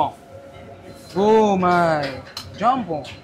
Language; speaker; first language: Filipino; native; Filipino